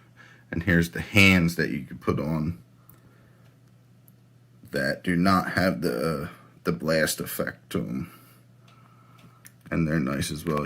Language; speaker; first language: English; native; English